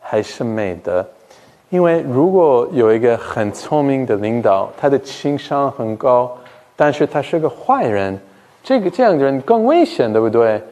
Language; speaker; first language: Chinese; non-native, fluent; English